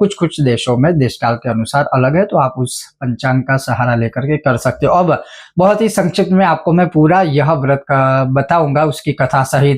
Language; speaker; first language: Hindi; native; Hindi